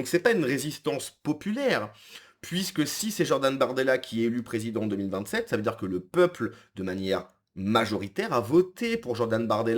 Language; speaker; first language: French; native; French